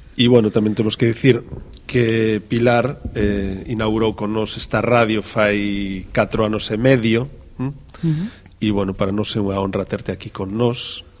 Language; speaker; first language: Galician; native; Galician